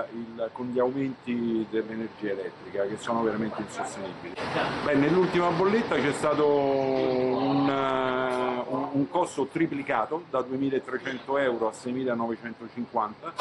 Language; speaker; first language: Italian; native; Italian